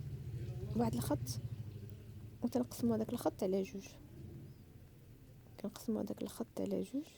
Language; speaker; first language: Arabic; native; Arabic